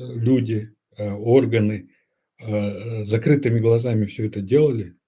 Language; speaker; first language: Russian; non-native, local second language; Kyrgyz